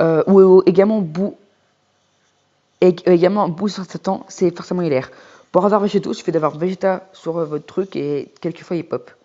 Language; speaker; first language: French; native; French